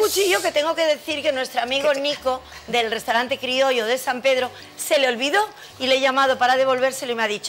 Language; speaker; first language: Spanish; native; Spanish